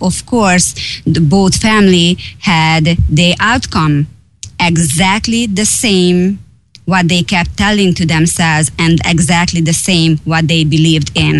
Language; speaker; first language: English; non-native, fluent; Hungarian